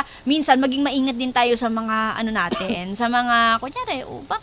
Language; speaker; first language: Filipino; native; Filipino